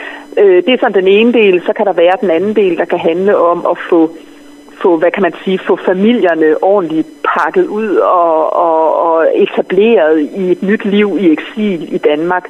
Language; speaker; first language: Danish; native; Danish